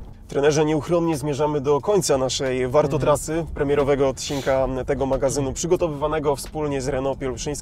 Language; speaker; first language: Polish; native; Polish